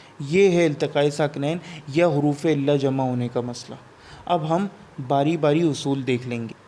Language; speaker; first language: Urdu; native; Urdu